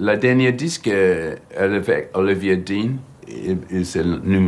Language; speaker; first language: French; non-native, learner; English